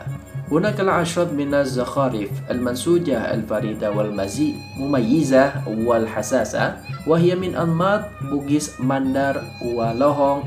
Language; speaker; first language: Arabic; non-native, fluent; Indonesian